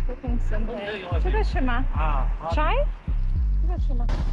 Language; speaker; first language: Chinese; non-native, learner; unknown